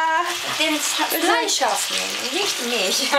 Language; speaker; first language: German; non-native, learner; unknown